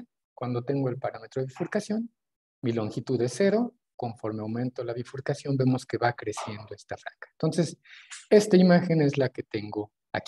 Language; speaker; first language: Spanish; native; Spanish